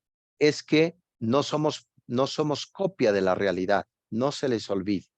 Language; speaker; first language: Spanish; native; Spanish